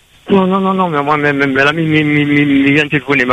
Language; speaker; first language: French; non-native, local second language; Réunion Creole French